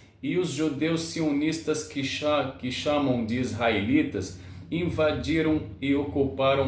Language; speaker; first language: Portuguese; non-native, learner; Arabic